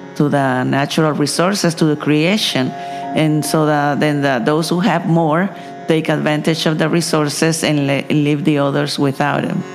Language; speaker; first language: English; non-native, fluent; Spanish